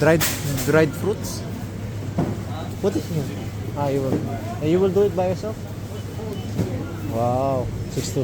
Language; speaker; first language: English; non-native, learner; Filipino